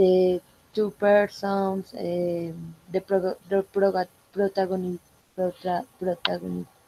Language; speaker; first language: English; non-native, learner; Spanish